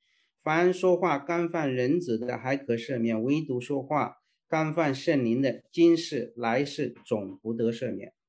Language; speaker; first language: Chinese; native; Chinese